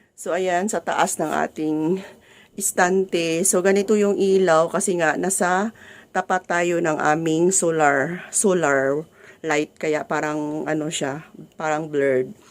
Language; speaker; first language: Filipino; non-native, local second language; Cebuano